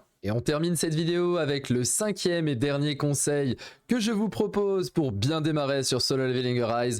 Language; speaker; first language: French; native; French